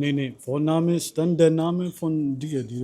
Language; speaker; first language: German; non-native, fluent; Amharic